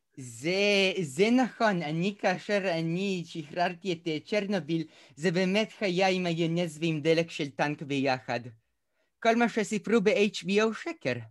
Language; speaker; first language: Hebrew; early bilingual, other home language; Russian